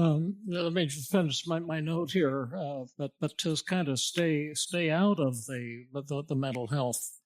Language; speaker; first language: English; native; English